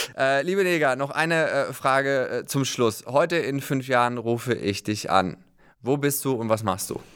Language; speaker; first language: German; native; German